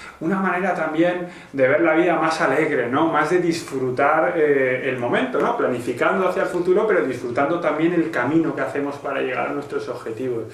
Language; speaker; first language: Spanish; native; Spanish